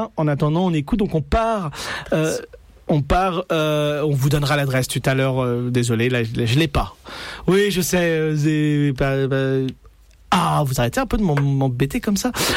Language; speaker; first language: French; native; French